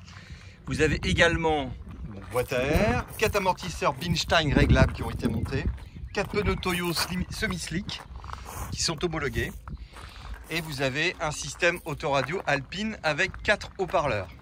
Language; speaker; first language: French; native; French